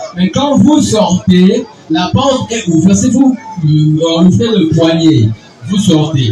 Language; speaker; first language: French; non-native, local second language; Lingala